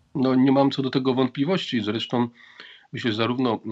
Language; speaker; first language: Polish; native; Polish